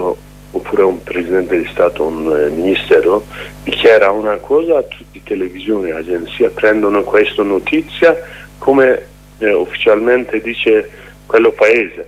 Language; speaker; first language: Italian; non-native, learner; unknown